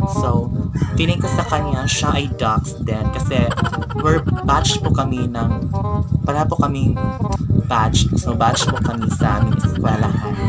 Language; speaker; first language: Filipino; non-native, local second language; Cebuano